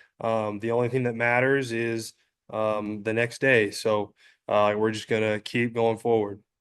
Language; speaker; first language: English; native; English